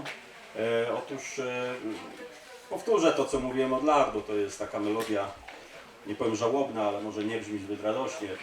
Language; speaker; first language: Polish; native; Polish